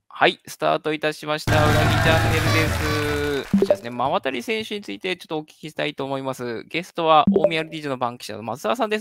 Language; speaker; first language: Japanese; native; Japanese